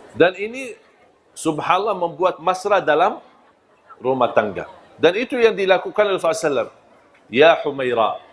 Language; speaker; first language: Malay; non-native, fluent; Arabic